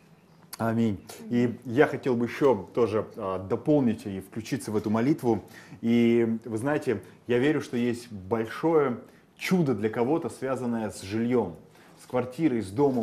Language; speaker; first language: Russian; native; Russian